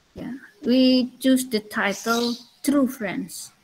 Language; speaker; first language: English; non-native, learner; Indonesian